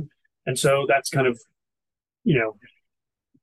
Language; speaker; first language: English; native; English